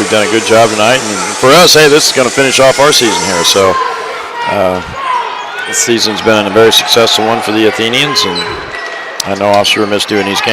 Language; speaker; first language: English; native; English